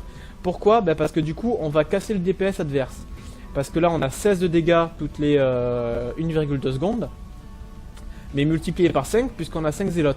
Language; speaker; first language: French; native; French